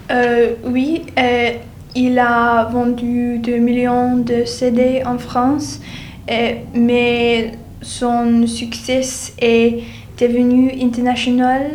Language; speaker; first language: French; non-native, learner; English